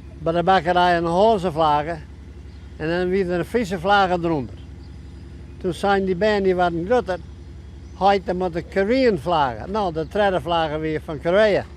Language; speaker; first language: Dutch; non-native, local second language; Western Frisian